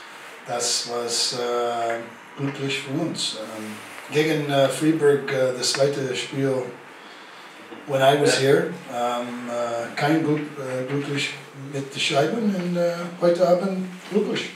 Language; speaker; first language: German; non-native, learner; English